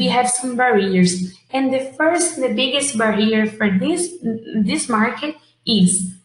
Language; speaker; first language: English; non-native, fluent; Portuguese